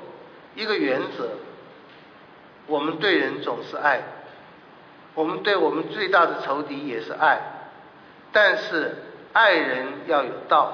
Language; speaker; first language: Chinese; native; Chinese